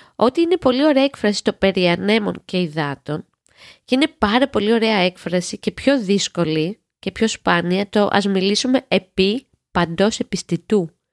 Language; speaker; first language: Greek; native; Greek